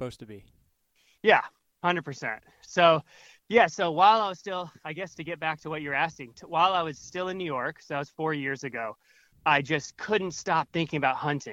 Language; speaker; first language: English; native; English